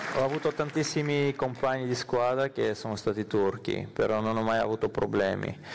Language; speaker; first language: Italian; non-native, fluent; Armenian